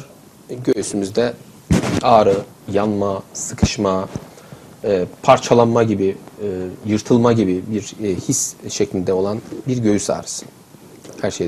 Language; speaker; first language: Turkish; native; Turkish